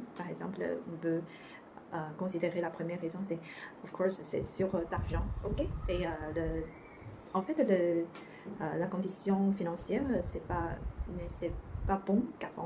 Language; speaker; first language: French; non-native, learner; Chinese